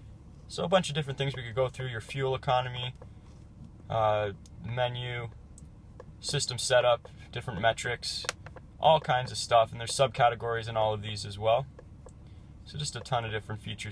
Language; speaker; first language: English; native; English